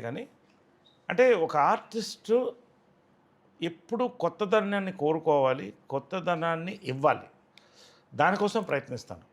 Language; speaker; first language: Telugu; native; Telugu